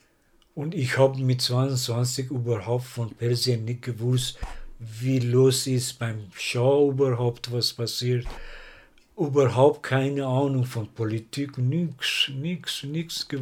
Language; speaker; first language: German; non-native, learner; Persian